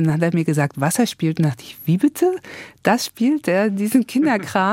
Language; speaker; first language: German; native; German